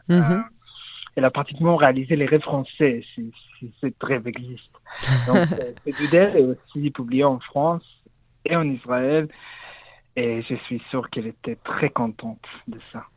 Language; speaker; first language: French; non-native, learner; Hebrew